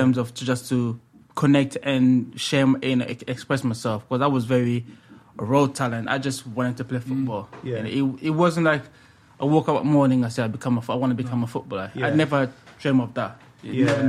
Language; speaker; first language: English; early bilingual, other home language; French